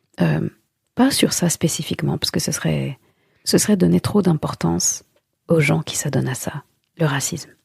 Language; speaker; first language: French; early bilingual, other home language; Wolof